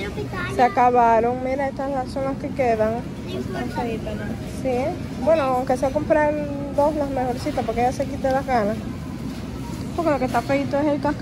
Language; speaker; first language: Spanish; native; Spanish